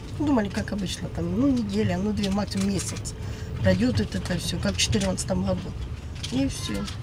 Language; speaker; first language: Russian; native; Russian